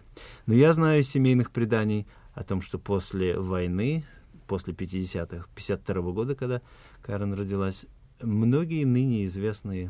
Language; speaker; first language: Russian; native; Russian